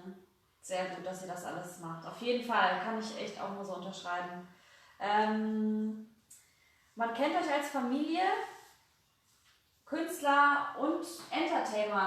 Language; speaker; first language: German; native; German